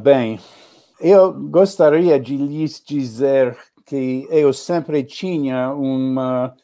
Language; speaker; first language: Portuguese; non-native, learner; English